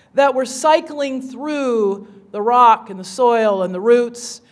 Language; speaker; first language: English; native; English